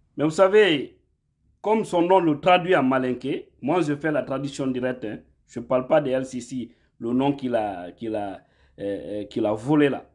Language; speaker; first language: French; non-native, local second language; Fula